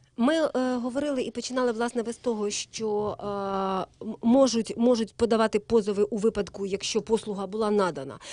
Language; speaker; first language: Ukrainian; native; Ukrainian